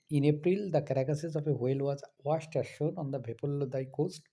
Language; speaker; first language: English; non-native, local second language; Bangla